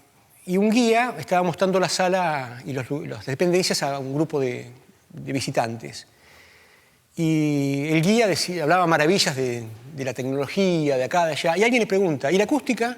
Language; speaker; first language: Spanish; native; Spanish